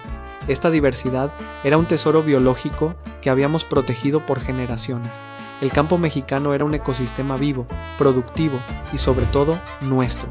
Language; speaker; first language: Spanish; native; Spanish